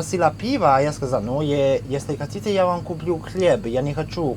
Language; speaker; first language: Russian; non-native, fluent; Italian